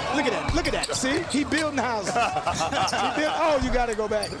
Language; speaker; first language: English; native; English